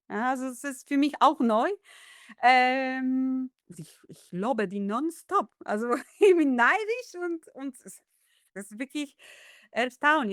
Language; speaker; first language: German; non-native, fluent; Polish